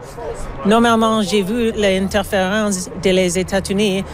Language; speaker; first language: French; non-native, learner; English